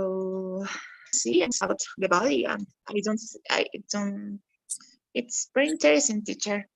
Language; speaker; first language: English; non-native, learner; Spanish